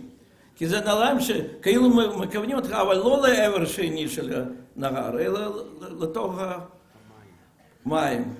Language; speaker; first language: Hebrew; non-native, fluent; Russian